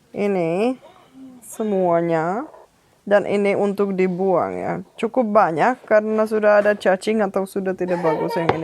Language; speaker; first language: Indonesian; non-native, fluent; Czech